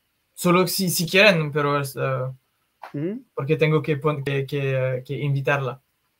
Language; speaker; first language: Spanish; non-native, fluent; French